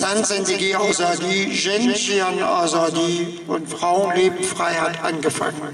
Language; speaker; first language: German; non-native, fluent; Persian